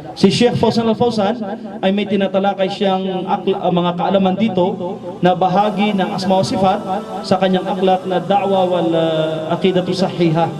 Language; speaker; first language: Filipino; non-native, local second language; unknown